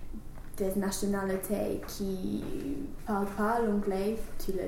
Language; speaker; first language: French; non-native, learner; English